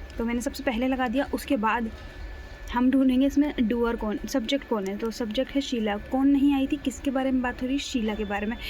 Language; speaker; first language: Hindi; native; Hindi